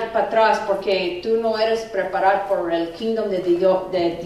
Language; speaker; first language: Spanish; non-native, learner; English